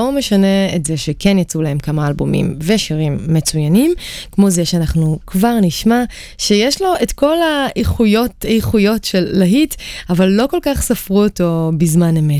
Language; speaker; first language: Hebrew; native; Hebrew